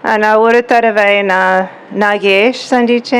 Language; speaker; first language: Tamil; non-native, learner; English